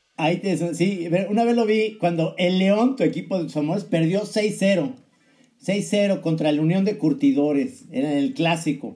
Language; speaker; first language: Spanish; native; Spanish